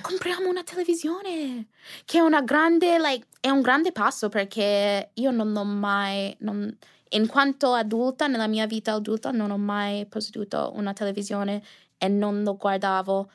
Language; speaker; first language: Italian; non-native, fluent; English